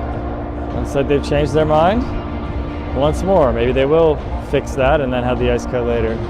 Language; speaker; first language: English; native; English